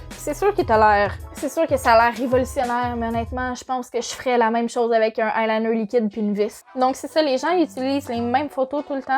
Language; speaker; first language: French; native; French